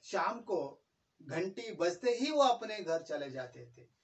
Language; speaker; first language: Hindi; non-native, local second language; Kannada